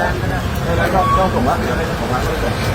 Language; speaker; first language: Thai; native; Thai